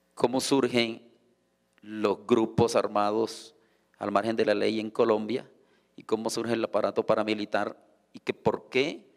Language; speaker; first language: Spanish; native; Spanish